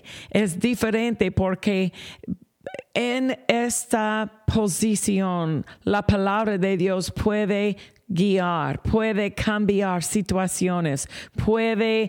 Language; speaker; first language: Spanish; non-native, fluent; English